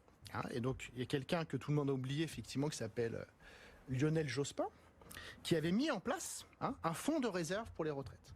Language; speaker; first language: French; native; French